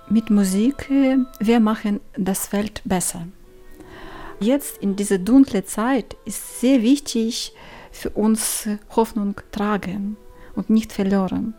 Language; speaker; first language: German; non-native, learner; Ukrainian